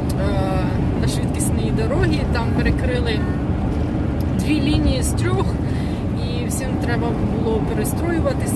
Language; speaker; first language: Ukrainian; non-native, local second language; Russian